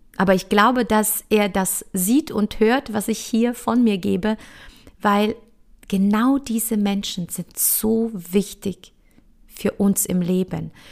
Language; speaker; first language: German; early bilingual, other home language; Polish